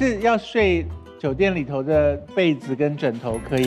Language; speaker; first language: Chinese; native; Chinese